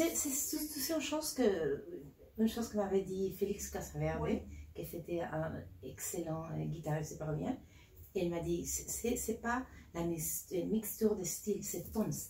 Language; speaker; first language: French; non-native, learner; Spanish